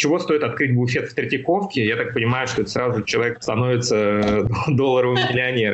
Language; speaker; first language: Russian; native; Russian